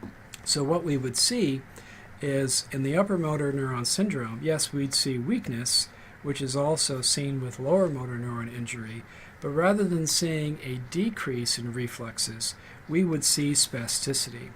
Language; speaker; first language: English; native; English